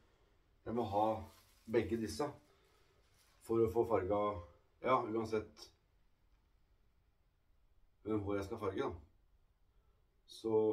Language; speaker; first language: Norwegian; native; Norwegian